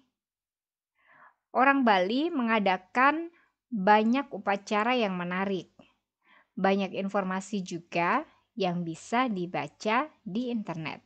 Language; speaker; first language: Indonesian; native; Indonesian